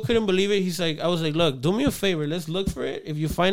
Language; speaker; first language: English; early bilingual, other home language; Spanish